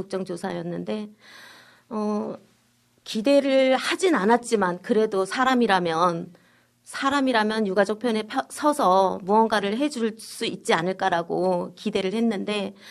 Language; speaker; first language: Korean; native; Korean